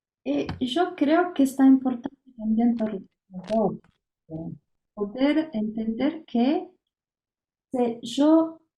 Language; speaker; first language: Spanish; non-native, learner; Italian